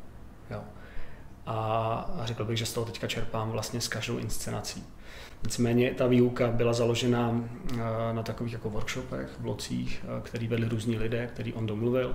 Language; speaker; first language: Czech; native; Czech